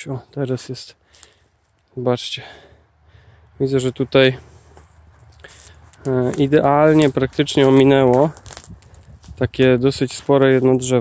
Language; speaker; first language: Polish; native; Polish